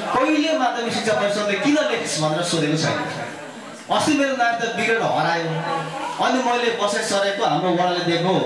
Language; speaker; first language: Nepali; non-native, local second language; Limbu